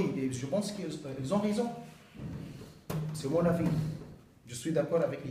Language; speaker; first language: French; non-native, learner; Arabic